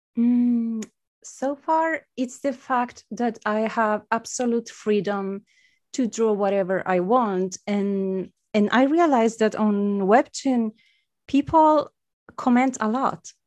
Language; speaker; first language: English; non-native, fluent; Spanish